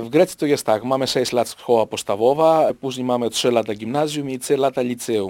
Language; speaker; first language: Polish; non-native, fluent; Greek